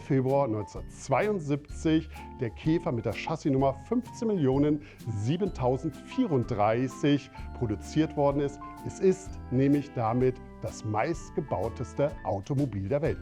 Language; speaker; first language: German; native; German